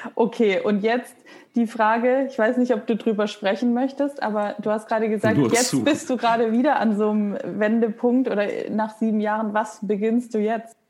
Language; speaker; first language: German; native; German